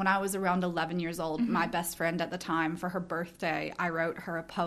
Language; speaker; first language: English; native; English